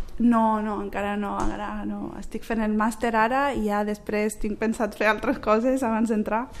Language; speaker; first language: Catalan; early bilingual, other home language; Arabic